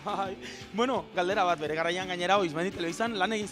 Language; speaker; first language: Basque; native; Basque